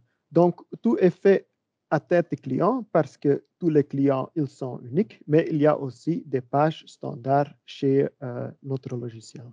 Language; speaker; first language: French; non-native, learner; Dutch